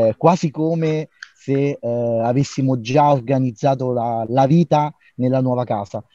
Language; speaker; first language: Italian; native; Italian